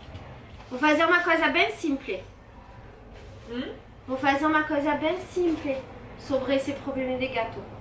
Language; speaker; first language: Portuguese; non-native, fluent; French